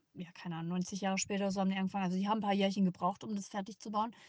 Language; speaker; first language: German; native; German